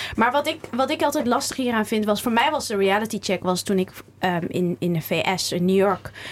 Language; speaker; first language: Dutch; early bilingual, other home language; Somali